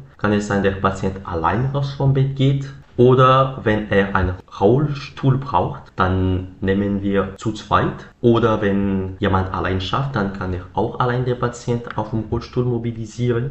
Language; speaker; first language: German; non-native, learner; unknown